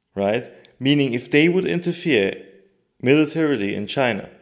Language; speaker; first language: English; non-native, fluent; Turkish